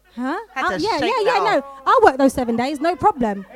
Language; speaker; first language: English; native; English